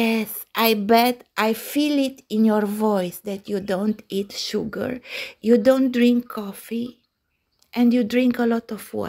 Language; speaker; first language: English; non-native, learner; Romanian